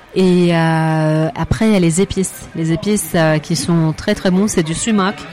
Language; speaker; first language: French; non-native, fluent; Arabic